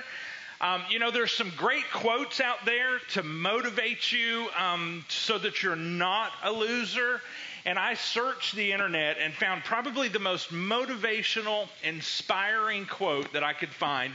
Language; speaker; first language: English; native; English